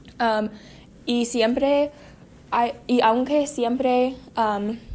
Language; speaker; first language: Spanish; non-native, learner; English